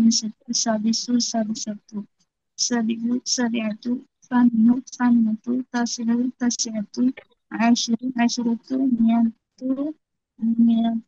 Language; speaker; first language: Arabic; non-native, learner; Bangla